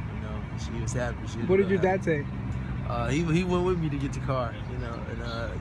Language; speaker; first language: English; native; English